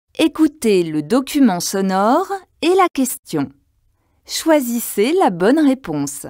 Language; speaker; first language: French; native; French